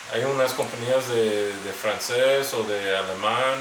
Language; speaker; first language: Spanish; early bilingual, heritage; Spanish